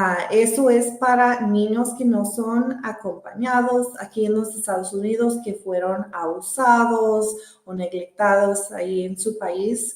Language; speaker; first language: Spanish; early bilingual, heritage; Spanish